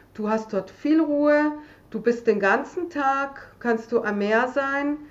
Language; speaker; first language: German; native; German